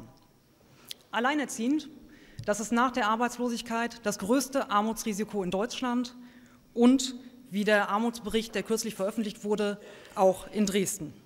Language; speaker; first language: German; native; German